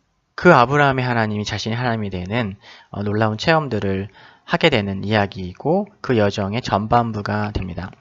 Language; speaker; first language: Korean; native; Korean